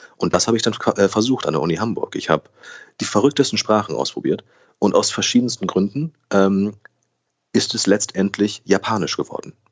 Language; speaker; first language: German; early bilingual, other home language; Portuguese